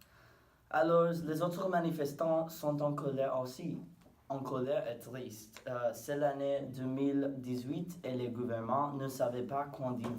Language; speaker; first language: French; non-native, learner; English